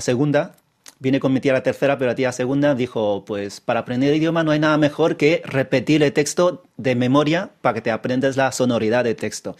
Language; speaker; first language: Spanish; early bilingual, other home language; Chinese